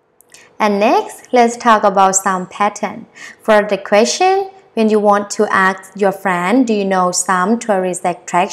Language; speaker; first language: English; non-native, learner; Thai